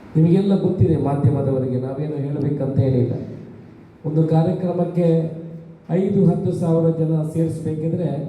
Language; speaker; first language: Kannada; non-native, local second language; Tulu